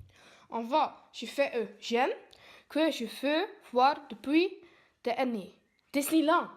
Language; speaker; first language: French; non-native, learner; Dutch